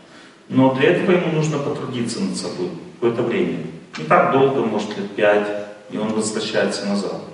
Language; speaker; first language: Russian; native; Russian